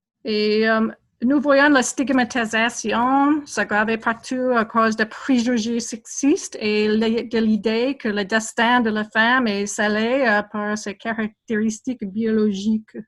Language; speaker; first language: French; non-native, fluent; English